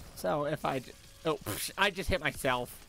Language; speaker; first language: English; native; English